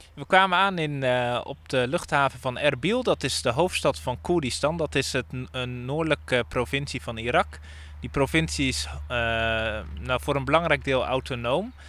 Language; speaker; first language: Dutch; native; Dutch